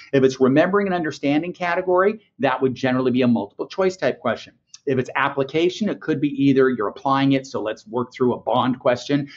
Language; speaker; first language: English; native; English